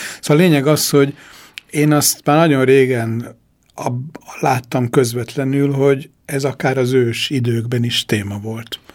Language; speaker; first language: Hungarian; native; Hungarian